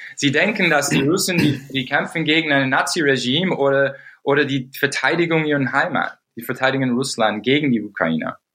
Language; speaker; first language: German; non-native, fluent; English